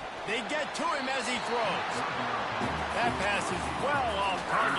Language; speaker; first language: English; native; English